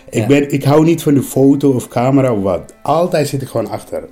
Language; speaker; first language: Dutch; non-native, fluent; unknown